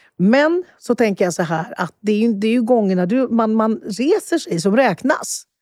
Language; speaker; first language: Swedish; early bilingual, other home language; Spanish